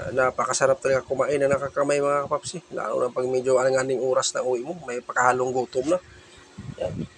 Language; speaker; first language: Filipino; non-native, local second language; Cebuano